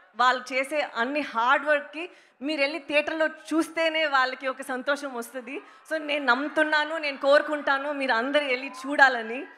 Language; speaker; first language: Telugu; non-native, local second language; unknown